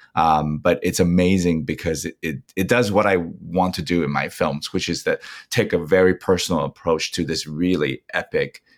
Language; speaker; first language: English; non-native, fluent; Chinese